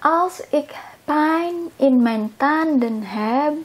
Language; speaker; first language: Dutch; non-native, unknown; Indonesian